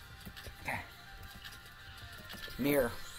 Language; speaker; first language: English; native; English